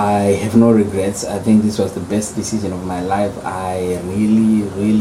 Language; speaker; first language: English; non-native, local second language; Shona